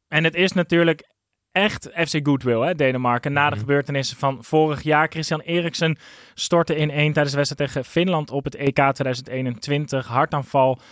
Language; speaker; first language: Dutch; native; Dutch